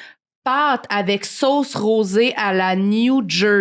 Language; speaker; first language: French; native; French